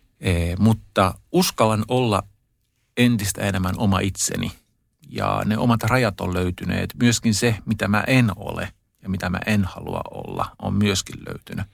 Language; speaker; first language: Finnish; early bilingual, heritage; Finnish